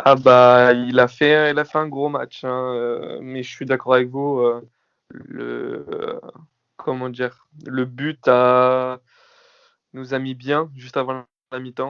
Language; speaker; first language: French; native; French